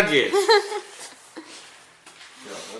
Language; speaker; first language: Russian; non-native, fluent; Georgian